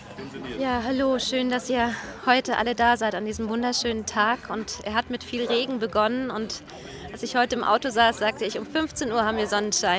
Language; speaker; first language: German; native; German